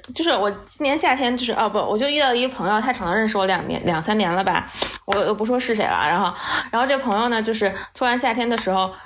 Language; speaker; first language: Chinese; native; Chinese